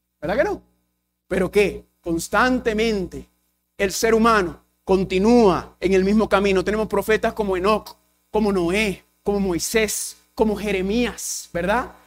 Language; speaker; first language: Spanish; early bilingual, heritage; English